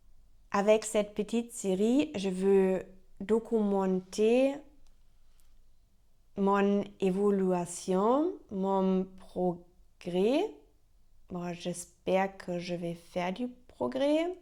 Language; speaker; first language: French; non-native, learner; German